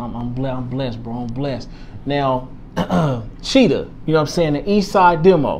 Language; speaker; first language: English; native; English